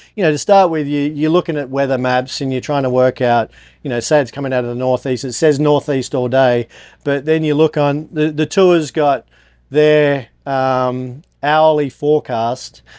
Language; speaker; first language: English; native; English